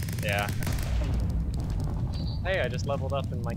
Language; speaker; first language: English; native; English